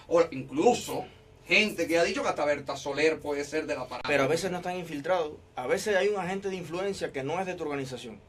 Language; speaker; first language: Spanish; native; Spanish